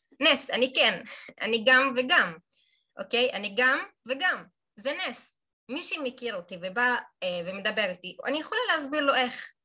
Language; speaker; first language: Hebrew; non-native, local second language; Arabic